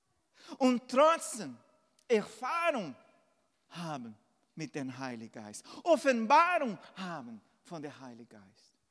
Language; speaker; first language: German; non-native, fluent; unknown